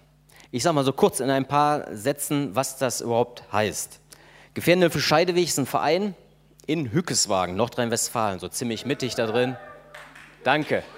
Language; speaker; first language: German; native; German